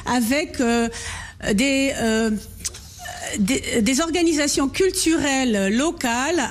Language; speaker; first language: French; non-native, local second language; Dutch